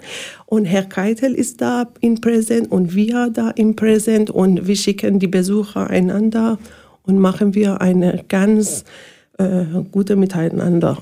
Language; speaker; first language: German; non-native, learner; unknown